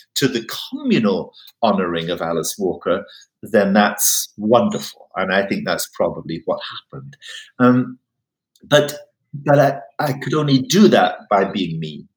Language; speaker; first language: English; native; English